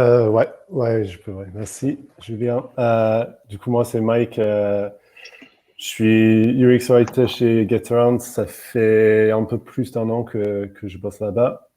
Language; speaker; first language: French; non-native, fluent; English